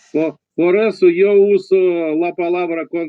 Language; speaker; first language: Spanish; non-native, learner; Russian